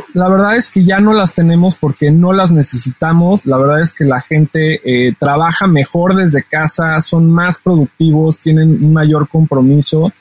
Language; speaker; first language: Spanish; native; Spanish